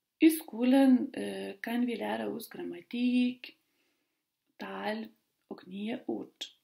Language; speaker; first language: Swedish; non-native, learner; Lithuanian